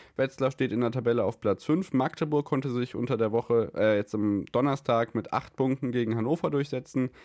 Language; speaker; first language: German; native; German